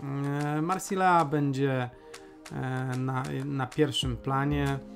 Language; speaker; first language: Polish; native; Polish